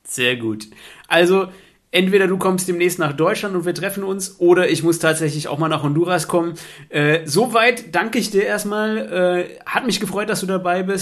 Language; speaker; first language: German; native; German